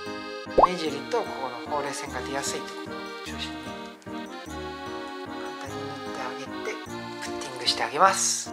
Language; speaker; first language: Japanese; non-native, fluent; Korean